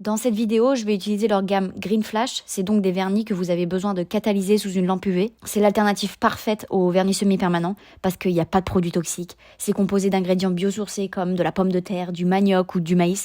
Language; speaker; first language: French; native; French